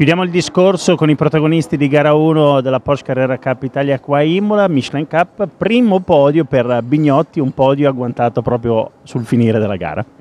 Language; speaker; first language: Italian; native; Italian